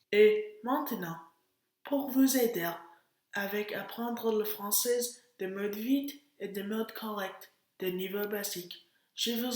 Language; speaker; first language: French; non-native, learner; English